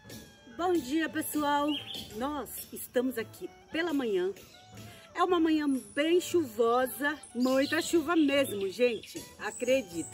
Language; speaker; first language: Portuguese; native; Portuguese